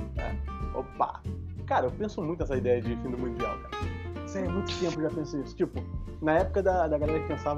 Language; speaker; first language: Portuguese; native; Portuguese